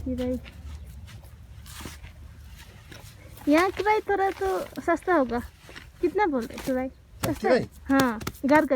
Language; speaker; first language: Hindi; non-native, local second language; Tibetan